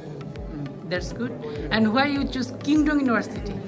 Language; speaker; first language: English; non-native, learner; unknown